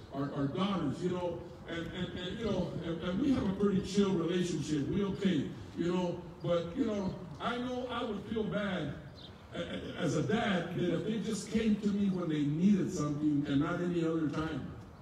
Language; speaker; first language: English; early bilingual, other home language; Spanish